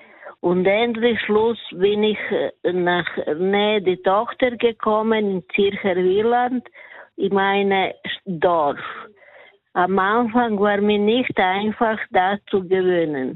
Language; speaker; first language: German; non-native, learner; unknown